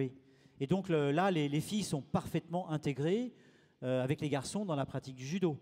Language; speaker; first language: French; native; French